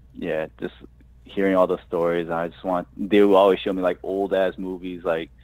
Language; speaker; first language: English; native; English